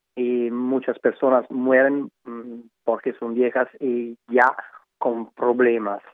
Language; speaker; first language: Spanish; non-native, learner; Italian